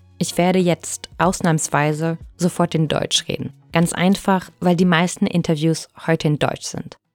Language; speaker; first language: German; non-native, local second language; Luxembourgish